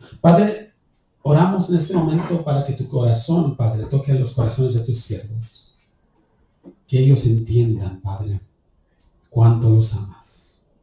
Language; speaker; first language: Spanish; early bilingual, heritage; Spanish